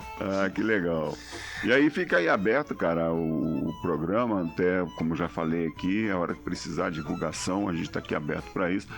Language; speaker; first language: Portuguese; native; Portuguese